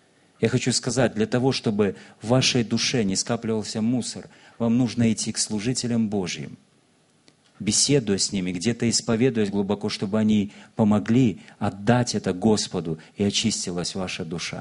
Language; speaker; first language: Russian; native; Russian